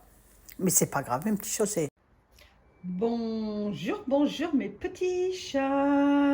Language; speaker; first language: French; native; French